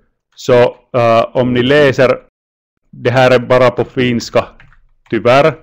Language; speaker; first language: Swedish; non-native, local second language; Finnish